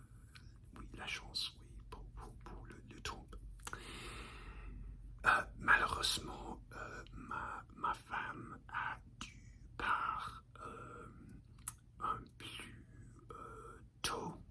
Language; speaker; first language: French; non-native, learner; English